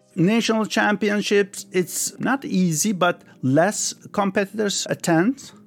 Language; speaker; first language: English; early bilingual, other home language; Turkish